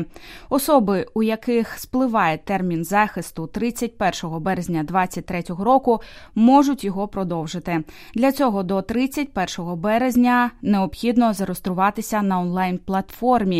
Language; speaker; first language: Ukrainian; native; Ukrainian